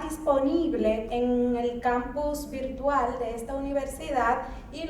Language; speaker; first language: Spanish; native; Spanish